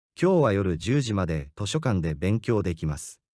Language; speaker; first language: Japanese; non-native, fluent; Korean